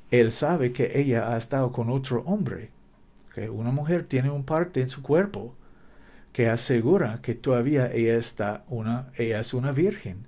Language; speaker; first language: Spanish; non-native, learner; English